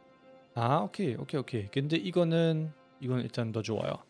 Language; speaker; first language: Korean; non-native, fluent; German